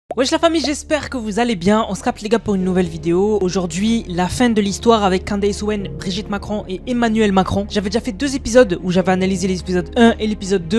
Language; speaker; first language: French; native; French